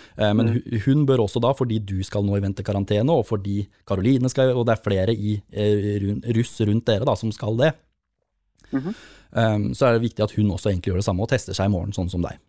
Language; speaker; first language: Norwegian; native; Norwegian